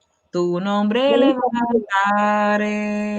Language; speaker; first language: Spanish; non-native, learner; English